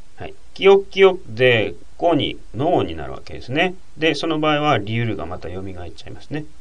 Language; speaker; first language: Japanese; native; Japanese